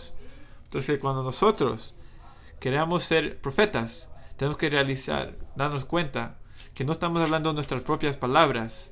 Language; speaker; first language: Spanish; non-native, fluent; English